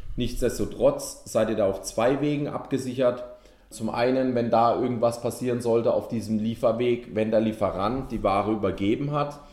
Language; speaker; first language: German; native; German